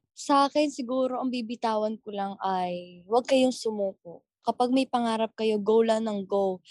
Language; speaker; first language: Filipino; native; Filipino